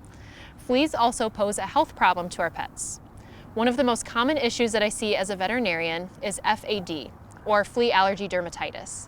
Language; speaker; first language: English; native; English